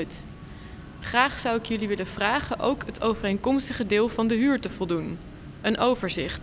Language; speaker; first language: Dutch; native; Dutch